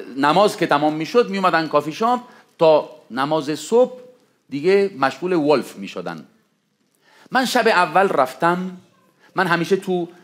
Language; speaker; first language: Persian; non-native, fluent; Spanish